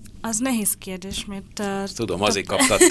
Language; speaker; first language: Hungarian; non-native, learner; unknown